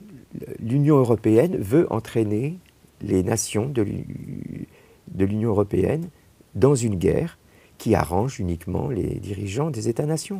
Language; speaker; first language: French; native; French